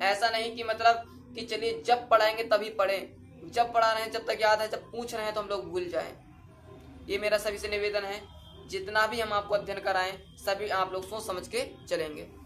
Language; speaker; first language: Hindi; native; Hindi